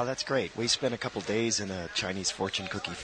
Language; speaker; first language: English; native; English